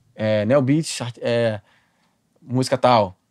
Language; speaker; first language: Portuguese; native; Portuguese